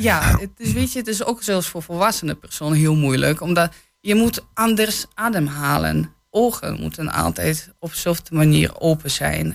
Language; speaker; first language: Dutch; non-native, fluent; Polish